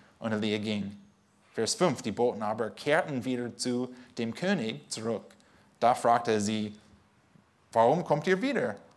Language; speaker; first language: German; non-native, fluent; English